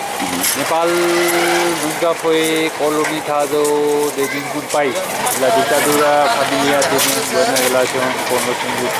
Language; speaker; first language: Spanish; non-native, fluent; Nepali